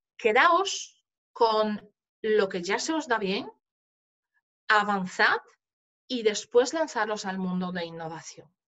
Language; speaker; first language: Spanish; non-native, fluent; Polish